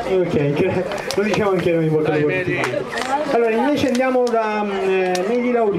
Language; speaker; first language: Italian; native; Italian